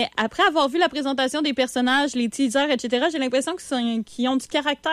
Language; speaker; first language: French; native; French